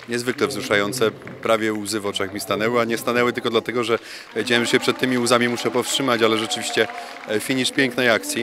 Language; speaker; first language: Polish; native; Polish